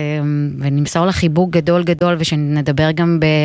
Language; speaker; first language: Hebrew; native; Hebrew